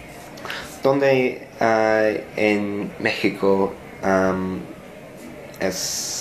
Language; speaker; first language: Spanish; non-native, learner; English